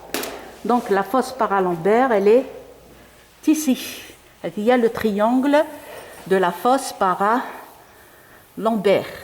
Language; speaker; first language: French; non-native, local second language; Arabic